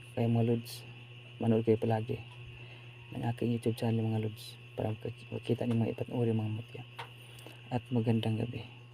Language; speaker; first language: Filipino; non-native, local second language; Cebuano